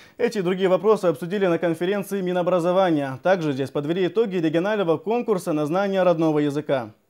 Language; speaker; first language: Russian; non-native, local second language; Chechen